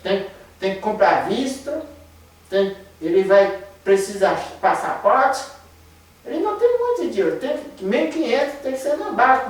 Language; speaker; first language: Portuguese; non-native, fluent; Haitian Creole